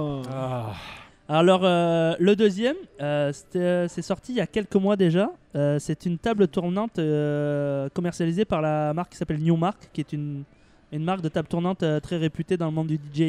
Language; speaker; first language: French; native; French